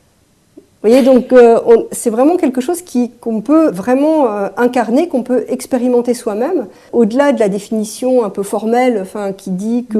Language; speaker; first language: French; native; French